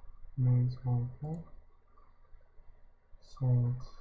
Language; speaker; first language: French; non-native, learner; English